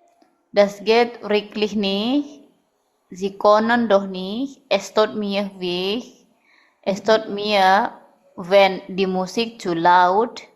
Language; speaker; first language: German; non-native, fluent; Indonesian